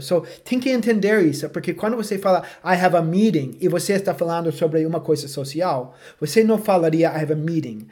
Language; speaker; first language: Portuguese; non-native, fluent; English